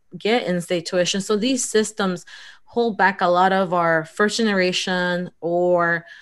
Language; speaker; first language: English; early bilingual, other home language; Spanish